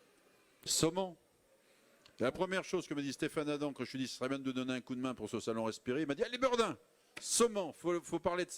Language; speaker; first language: French; native; French